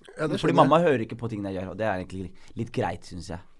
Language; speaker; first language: Norwegian; early bilingual, other home language; Somali